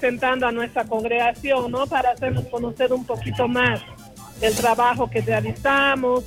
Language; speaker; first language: Spanish; native; Spanish